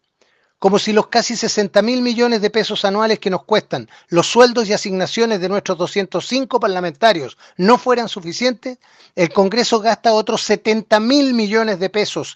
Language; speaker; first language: Spanish; native; Spanish